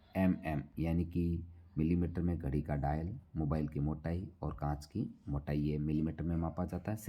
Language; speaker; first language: Hindi; native; Hindi